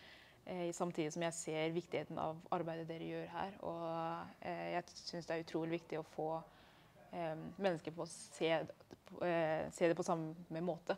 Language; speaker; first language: Norwegian; early bilingual, other home language; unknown